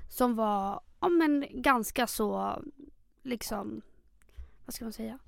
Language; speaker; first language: Swedish; early bilingual, other home language; Spanish